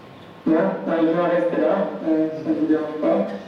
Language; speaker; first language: French; native; French